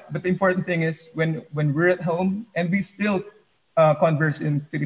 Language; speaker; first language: English; non-native, local second language; Filipino